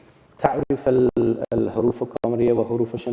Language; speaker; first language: Arabic; non-native, learner; English